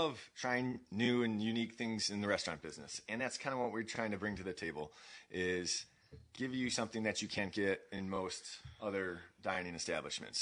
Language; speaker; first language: English; native; English